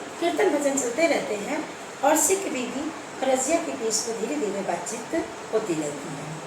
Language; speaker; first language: Hindi; native; Hindi